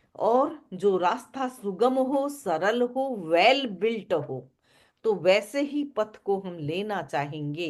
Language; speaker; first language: Hindi; native; Hindi